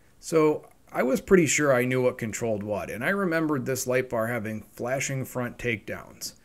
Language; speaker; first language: English; native; English